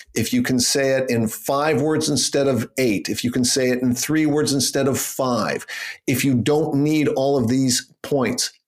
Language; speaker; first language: English; native; English